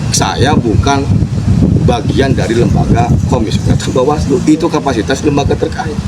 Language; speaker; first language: Indonesian; native; Indonesian